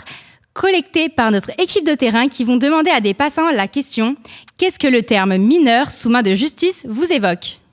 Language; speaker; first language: French; native; French